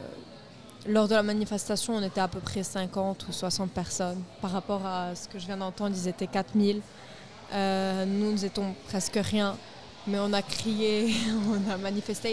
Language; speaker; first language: French; non-native, local second language; Arabic